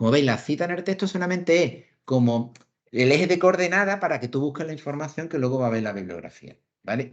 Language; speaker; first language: Spanish; native; Spanish